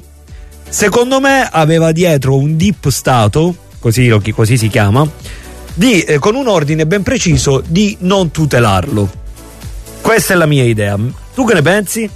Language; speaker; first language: Italian; native; Italian